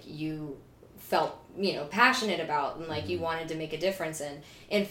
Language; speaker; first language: English; native; English